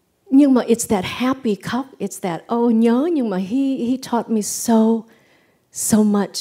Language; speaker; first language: English; early bilingual, other home language; Vietnamese